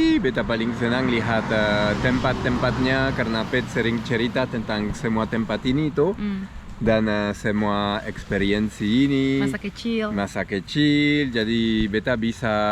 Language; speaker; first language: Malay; non-native, fluent; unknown